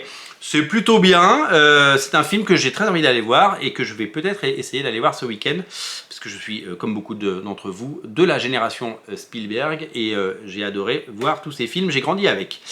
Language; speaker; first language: French; native; French